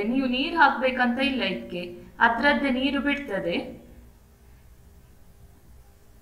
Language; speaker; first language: Kannada; native; Kannada